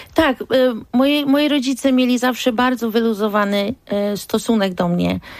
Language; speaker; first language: Polish; early bilingual, heritage; Polish